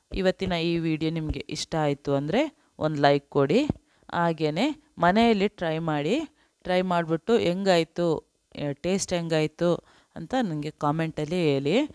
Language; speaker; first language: Kannada; non-native, local second language; Urdu